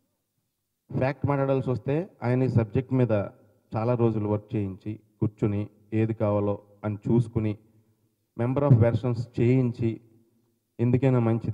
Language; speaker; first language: Telugu; native; Telugu